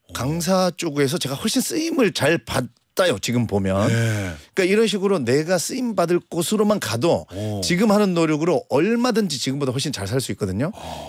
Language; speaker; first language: Korean; native; Korean